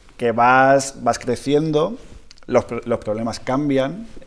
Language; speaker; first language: Spanish; native; Spanish